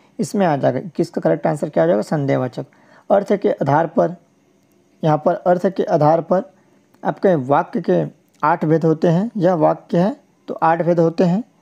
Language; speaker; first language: Hindi; native; Hindi